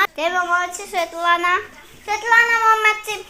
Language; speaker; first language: Russian; early bilingual, heritage; Russian